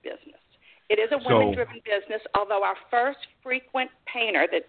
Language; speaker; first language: English; native; English